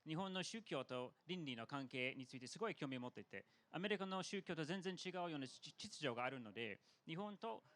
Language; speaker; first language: Japanese; non-native, fluent; English